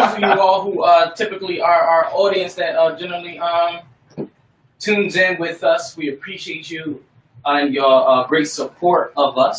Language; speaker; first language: English; native; English